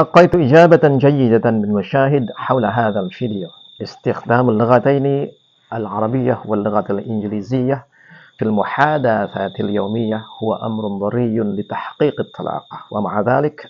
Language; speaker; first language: Arabic; non-native, fluent; Indonesian